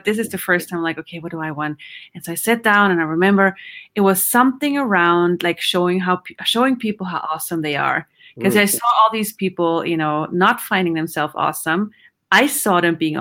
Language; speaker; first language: English; non-native, fluent; German